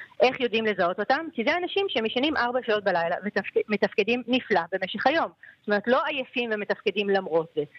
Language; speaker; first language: Hebrew; native; Hebrew